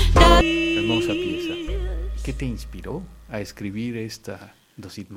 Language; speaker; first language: Spanish; native; Spanish